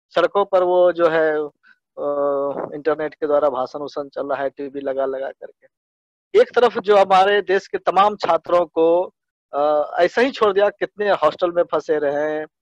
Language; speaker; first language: Hindi; native; Hindi